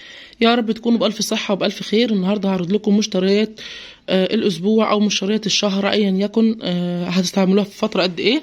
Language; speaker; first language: Arabic; native; Arabic